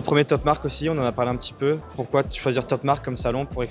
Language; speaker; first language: French; native; French